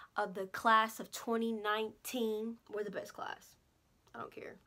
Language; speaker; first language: English; native; English